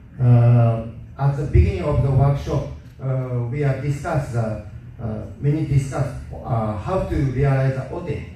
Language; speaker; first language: English; non-native, learner; Japanese